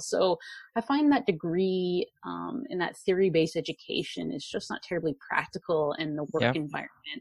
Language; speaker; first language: English; native; English